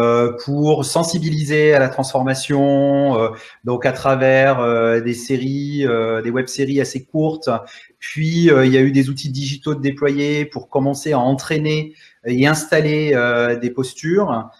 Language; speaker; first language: French; native; French